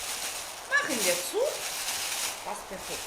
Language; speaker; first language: German; non-native, fluent; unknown